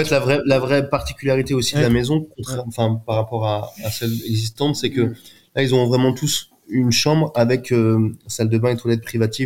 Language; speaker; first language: French; native; French